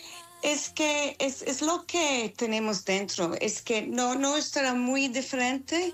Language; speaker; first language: Spanish; non-native, fluent; English